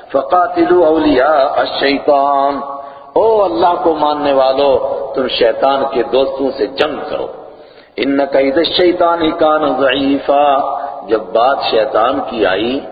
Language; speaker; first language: Urdu; non-native, local second language; Punjabi